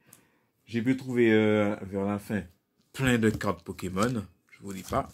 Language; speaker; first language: French; native; French